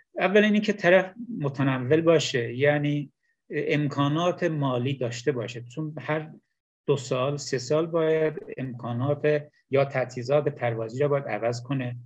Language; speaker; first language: Persian; non-native, local second language; Azerbaijani